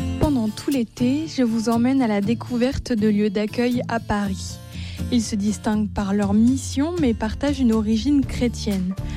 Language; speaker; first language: French; native; French